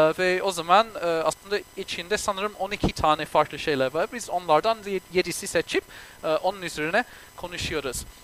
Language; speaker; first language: Turkish; non-native, fluent; English